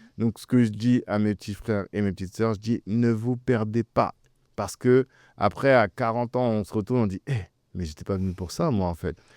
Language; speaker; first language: French; early bilingual, other home language; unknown